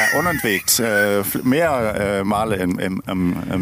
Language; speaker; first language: German; non-native, learner; Danish